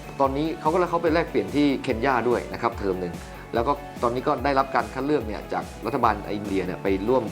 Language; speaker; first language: Thai; native; Thai